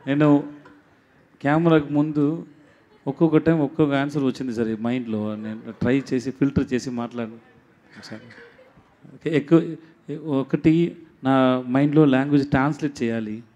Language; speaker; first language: Telugu; non-native, learner; Tamil